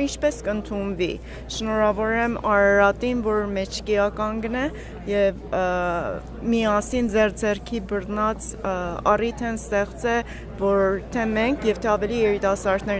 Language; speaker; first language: Armenian; early bilingual, heritage; Armenian